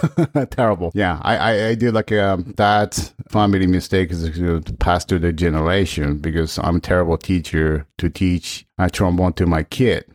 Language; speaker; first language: English; non-native, fluent; Japanese